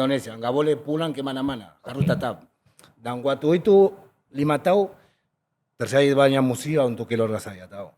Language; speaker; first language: Indonesian; non-native, fluent; Spanish